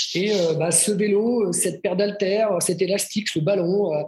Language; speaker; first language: French; native; French